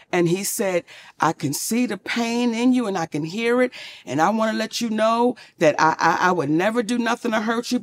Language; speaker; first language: English; native; English